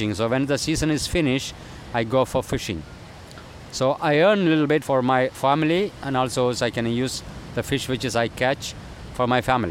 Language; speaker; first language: English; non-native, local second language; Malayalam